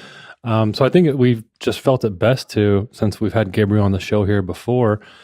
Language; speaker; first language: English; native; English